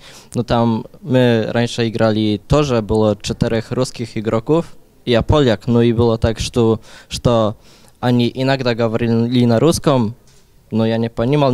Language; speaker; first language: Russian; non-native, learner; Polish